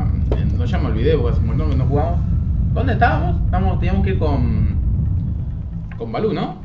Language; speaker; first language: Spanish; native; Spanish